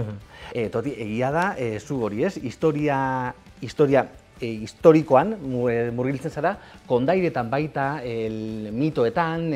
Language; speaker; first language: Basque; native; Basque